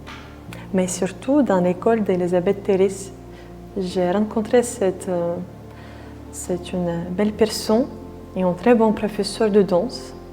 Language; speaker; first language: French; non-native, fluent; Russian